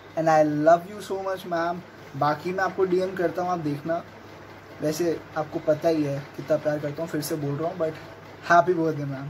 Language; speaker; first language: Hindi; native; Hindi